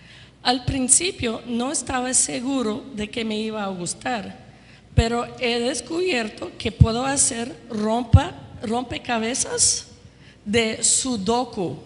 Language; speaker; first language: Spanish; non-native, fluent; English